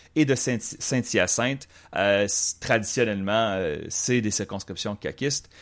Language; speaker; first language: French; native; French